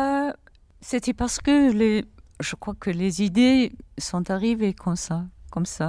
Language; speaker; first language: French; non-native, fluent; English